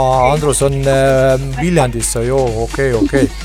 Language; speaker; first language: Finnish; non-native, learner; Estonian